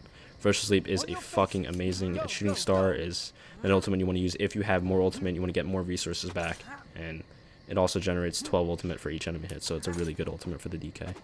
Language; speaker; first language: English; native; English